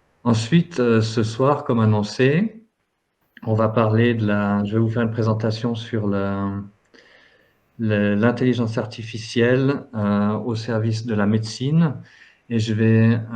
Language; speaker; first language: French; native; French